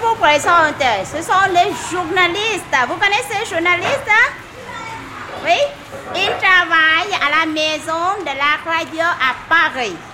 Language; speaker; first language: French; non-native, fluent; Vietnamese